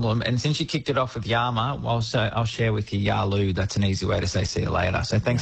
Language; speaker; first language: English; native; English